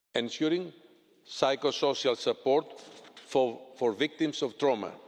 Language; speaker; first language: English; non-native, fluent; Greek